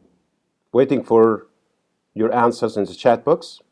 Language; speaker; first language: English; non-native, fluent; Arabic